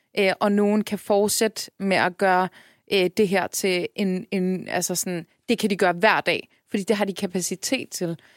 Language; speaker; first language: Danish; early bilingual, other home language; Turkish